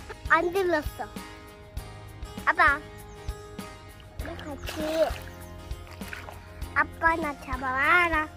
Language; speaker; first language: Korean; early bilingual, heritage; Korean